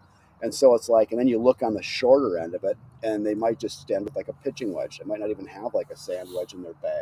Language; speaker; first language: English; native; English